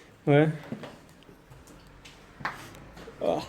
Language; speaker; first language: French; native; French